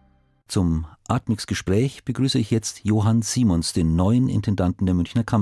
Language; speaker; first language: German; native; German